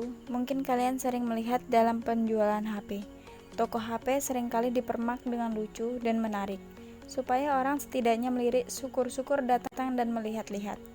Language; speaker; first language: Indonesian; native; Indonesian